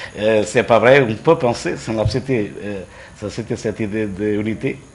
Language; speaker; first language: French; non-native, fluent; Portuguese